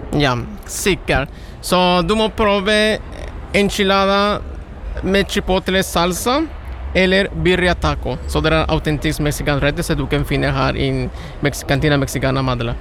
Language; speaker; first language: Norwegian; non-native, learner; Spanish